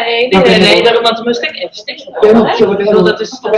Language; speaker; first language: Dutch; native; Dutch